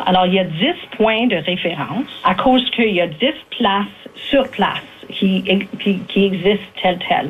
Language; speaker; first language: French; native; French